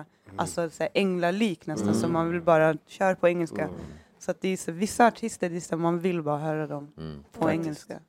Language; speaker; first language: Swedish; native; Swedish